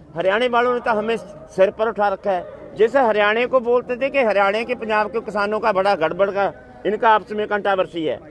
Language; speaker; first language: Hindi; non-native, local second language; Punjabi